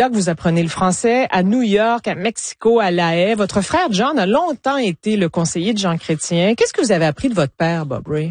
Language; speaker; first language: French; native; French